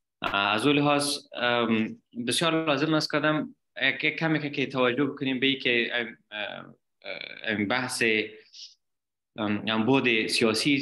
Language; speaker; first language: Persian; native; Persian